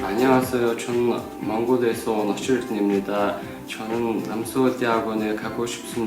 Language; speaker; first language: Korean; non-native, learner; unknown